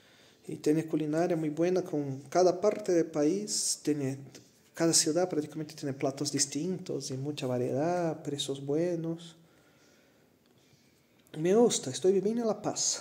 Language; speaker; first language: Spanish; non-native, fluent; Portuguese